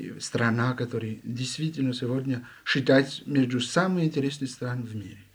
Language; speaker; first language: Russian; non-native, learner; French